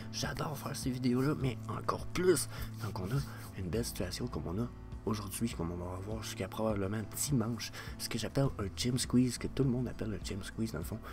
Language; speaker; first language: French; native; French